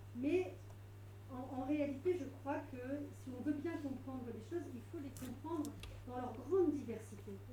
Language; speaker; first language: French; native; French